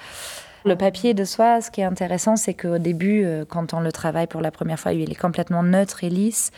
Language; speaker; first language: French; non-native, fluent; German